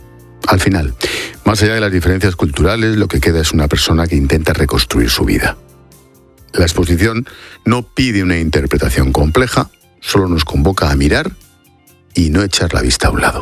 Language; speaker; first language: Spanish; native; Spanish